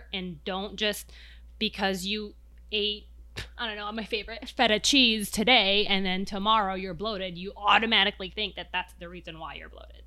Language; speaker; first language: English; non-native, local second language; Filipino